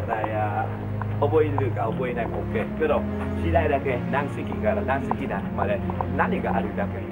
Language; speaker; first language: Japanese; non-native, learner; Vietnamese